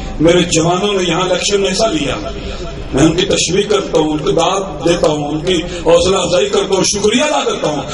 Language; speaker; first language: Urdu; non-native, local second language; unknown